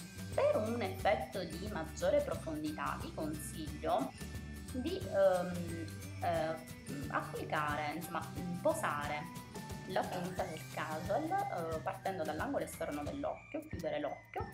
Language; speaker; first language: Italian; native; Italian